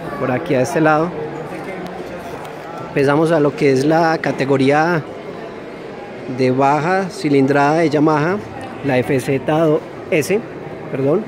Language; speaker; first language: Spanish; native; Spanish